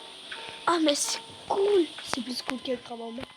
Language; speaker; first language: French; native; French